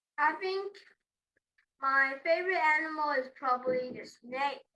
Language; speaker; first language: English; non-native, learner; Chinese